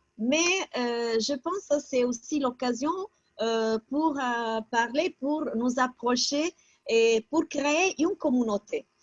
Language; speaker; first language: French; non-native, fluent; Italian